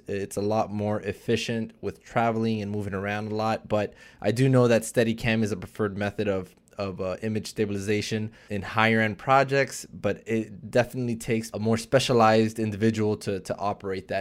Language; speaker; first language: English; early bilingual, other home language; Spanish